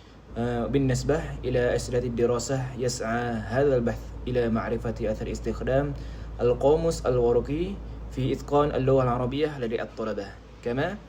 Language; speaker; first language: Arabic; non-native, learner; Malay